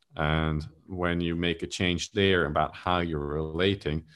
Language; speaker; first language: English; non-native, fluent; German